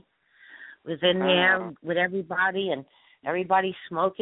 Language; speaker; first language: English; native; English